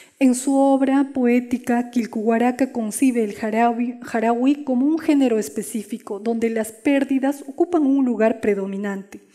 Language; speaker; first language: Spanish; non-native, local second language; Quechua